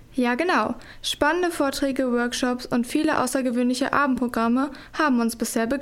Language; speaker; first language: German; native; German